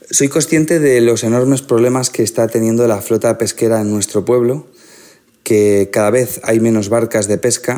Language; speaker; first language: Spanish; native; Spanish